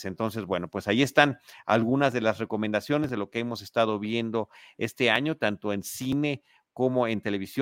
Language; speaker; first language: Spanish; native; Spanish